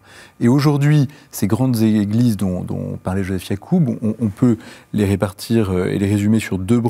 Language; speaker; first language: French; native; French